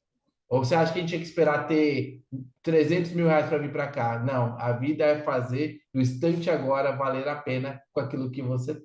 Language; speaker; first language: Portuguese; native; Portuguese